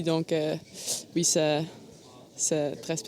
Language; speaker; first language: French; non-native, learner; Dutch